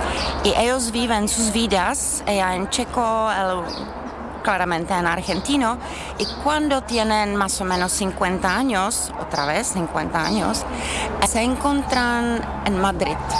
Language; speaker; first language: Spanish; non-native, fluent; Czech